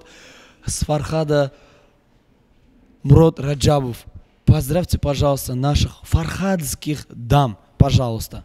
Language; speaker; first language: Russian; non-native, local second language; Uzbek